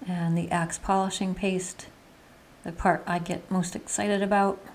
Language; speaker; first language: English; native; English